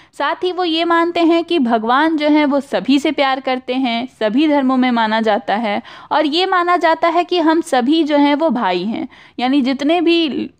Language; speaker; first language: Hindi; native; Hindi